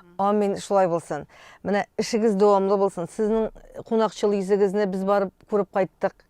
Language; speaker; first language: Tatar; native; Tatar